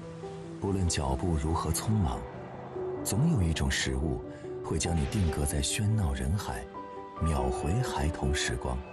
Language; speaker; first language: Chinese; native; Chinese